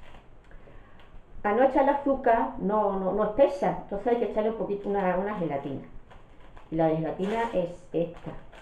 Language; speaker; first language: Spanish; native; Spanish